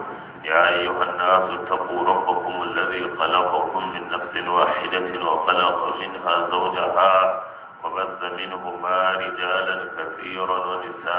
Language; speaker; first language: Arabic; non-native, fluent; Hausa